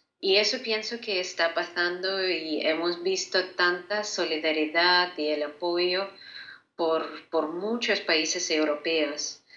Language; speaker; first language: Spanish; non-native, fluent; Ukrainian